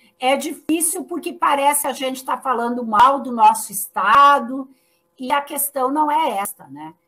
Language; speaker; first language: Portuguese; native; Portuguese